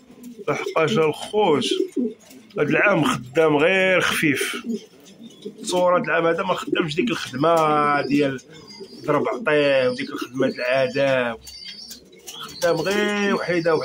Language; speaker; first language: Arabic; native; Arabic